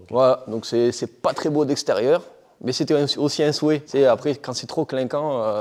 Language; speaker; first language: French; native; French